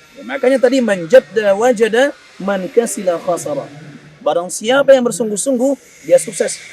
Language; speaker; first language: Indonesian; non-native, local second language; Minangkabau